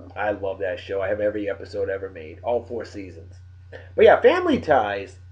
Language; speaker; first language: English; native; English